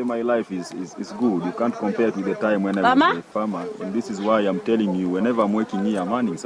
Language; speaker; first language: English; non-native, local second language; Swahili